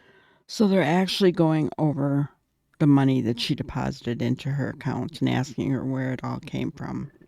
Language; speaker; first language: English; native; English